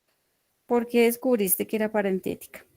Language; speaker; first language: Spanish; native; Spanish